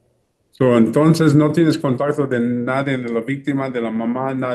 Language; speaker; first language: Spanish; early bilingual, heritage; English